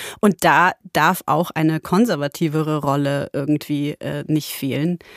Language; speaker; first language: German; early bilingual, other home language; Polish